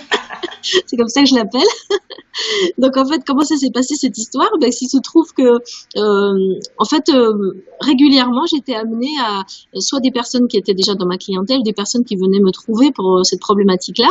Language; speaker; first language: French; native; French